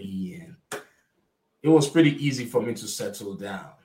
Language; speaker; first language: English; non-native, local second language; Igbo